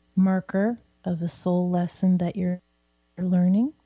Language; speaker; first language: English; native; English